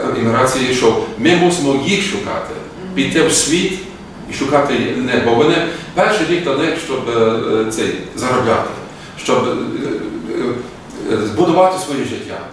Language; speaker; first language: Ukrainian; early bilingual, heritage; Ukrainian